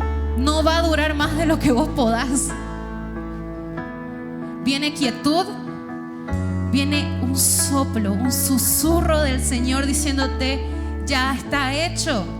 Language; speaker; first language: Spanish; native; Spanish